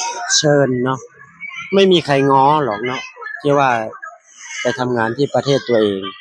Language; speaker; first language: Thai; non-native, local second language; Northeastern Thai